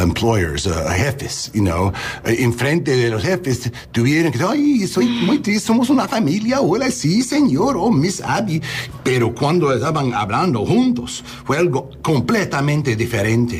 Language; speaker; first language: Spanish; early bilingual, heritage; English